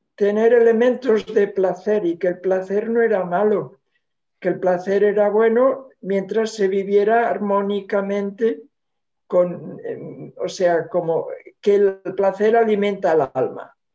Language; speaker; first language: Spanish; non-native, local second language; Catalan